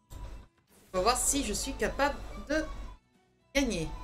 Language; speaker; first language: French; native; French